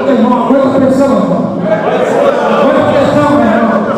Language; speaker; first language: Portuguese; native; Portuguese